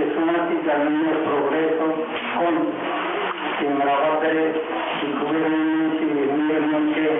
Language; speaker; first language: Spanish; non-native, local second language; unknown